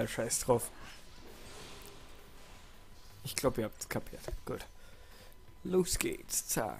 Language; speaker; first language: German; native; German